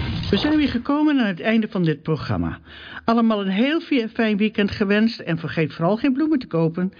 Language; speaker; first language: Dutch; native; Dutch